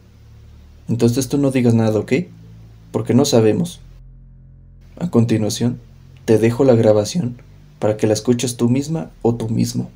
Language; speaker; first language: Spanish; native; Spanish